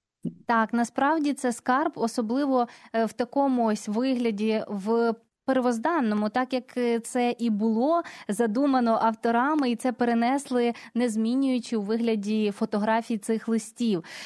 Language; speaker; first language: Ukrainian; native; Ukrainian